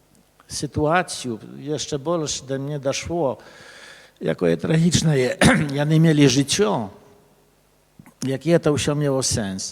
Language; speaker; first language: Polish; early bilingual, other home language; Belarusian